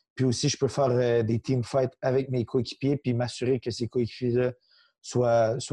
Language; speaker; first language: French; native; French